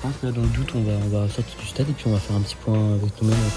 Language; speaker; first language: French; native; French